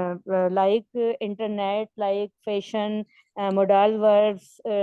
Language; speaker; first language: English; non-native, learner; Urdu